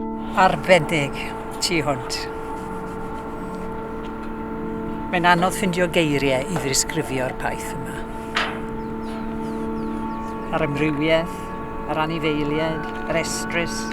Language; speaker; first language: Welsh; native; Welsh